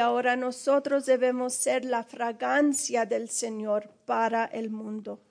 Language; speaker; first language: Spanish; early bilingual, heritage; Spanish